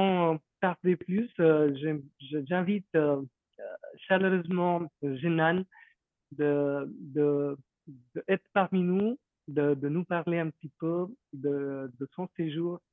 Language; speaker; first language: French; non-native, fluent; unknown